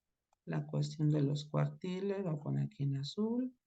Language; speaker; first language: Spanish; native; Spanish